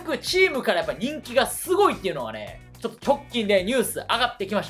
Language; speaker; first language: Japanese; native; Japanese